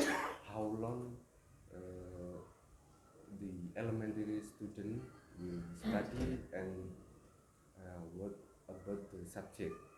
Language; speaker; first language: English; non-native, learner; Indonesian